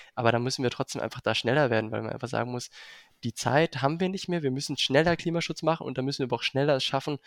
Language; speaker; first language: German; native; German